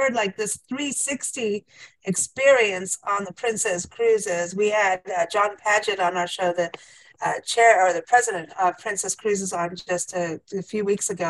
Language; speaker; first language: English; native; English